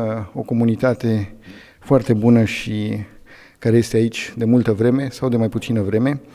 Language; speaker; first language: Romanian; native; Romanian